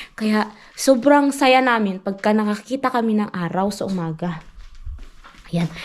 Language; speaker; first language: Filipino; non-native, local second language; Cebuano